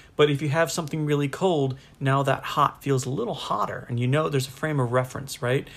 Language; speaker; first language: English; native; English